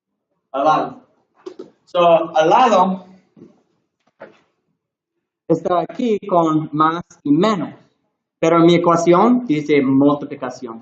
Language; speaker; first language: Spanish; non-native, learner; English